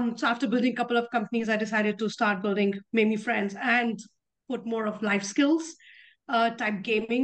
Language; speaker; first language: English; non-native, local second language; Hindi